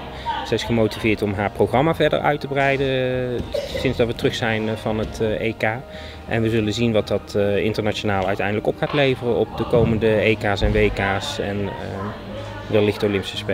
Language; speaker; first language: Dutch; native; Dutch